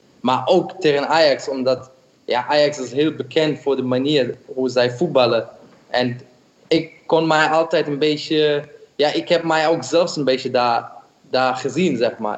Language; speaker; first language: Dutch; non-native, fluent; German